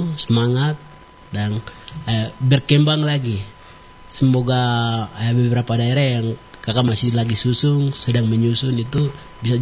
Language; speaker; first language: Indonesian; non-native, local second language; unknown